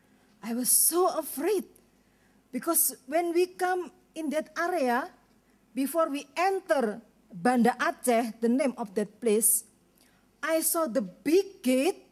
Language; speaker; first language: English; non-native, learner; Indonesian